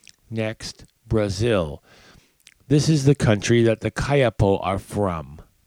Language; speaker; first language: English; native; English